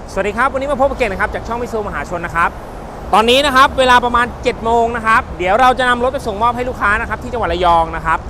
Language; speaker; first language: Thai; native; Thai